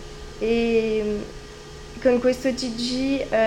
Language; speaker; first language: Italian; non-native, learner; French